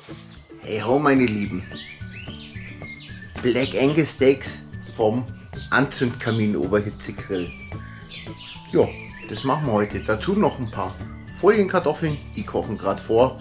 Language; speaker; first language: German; native; German